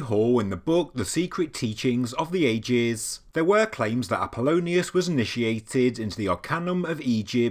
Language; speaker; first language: English; native; English